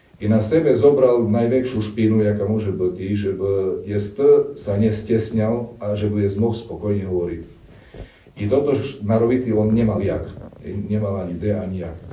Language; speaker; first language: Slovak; non-native, local second language; Rusyn